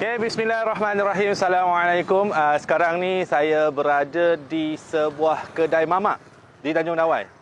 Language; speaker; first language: Malay; non-native, local second language; Min Nan Chinese